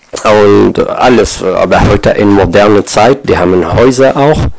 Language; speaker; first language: German; non-native, fluent; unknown